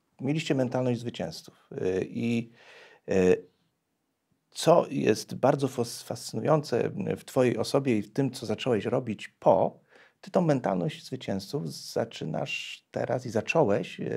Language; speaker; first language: Polish; native; Polish